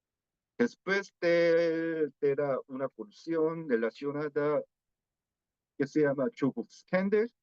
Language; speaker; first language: Spanish; non-native, fluent; Korean